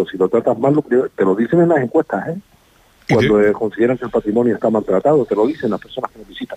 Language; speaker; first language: Spanish; native; Spanish